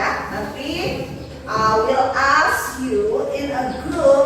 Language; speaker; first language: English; non-native, fluent; Indonesian